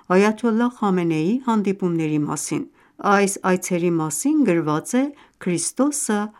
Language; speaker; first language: Armenian; native; Armenian